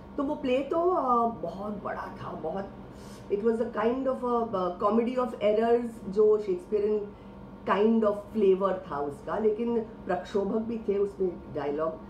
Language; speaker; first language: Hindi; non-native, local second language; Marathi